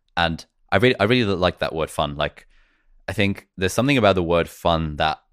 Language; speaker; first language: English; native; English